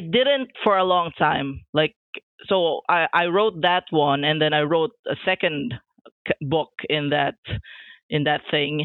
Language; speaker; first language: English; non-native, local second language; Filipino